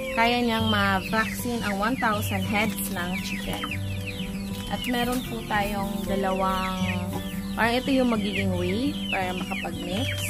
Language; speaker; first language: Filipino; non-native, local second language; Bikol